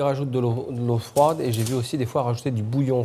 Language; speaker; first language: French; native; French